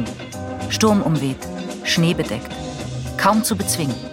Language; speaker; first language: German; native; German